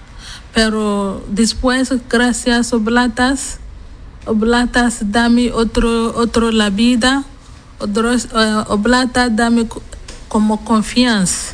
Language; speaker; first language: Spanish; non-native, learner; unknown